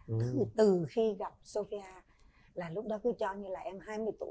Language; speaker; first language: Vietnamese; native; Vietnamese